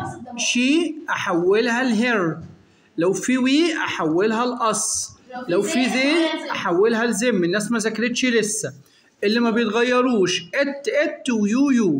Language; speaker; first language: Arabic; native; Arabic